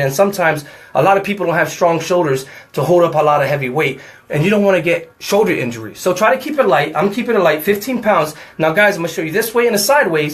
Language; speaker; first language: English; native; English